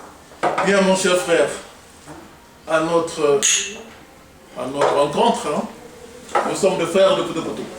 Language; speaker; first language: French; non-native, local second language; Lingala